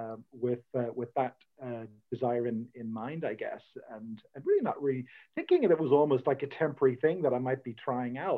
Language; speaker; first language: English; native; English